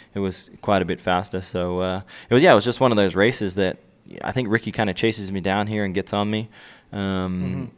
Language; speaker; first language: English; native; English